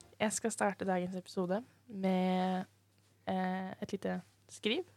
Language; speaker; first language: Norwegian; native; Norwegian